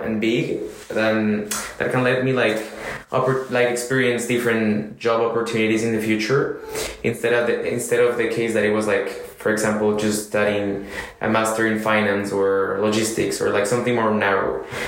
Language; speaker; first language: English; non-native, fluent; Spanish